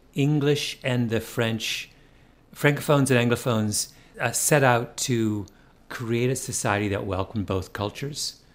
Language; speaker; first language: English; native; English